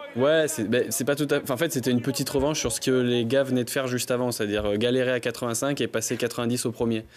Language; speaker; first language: French; native; French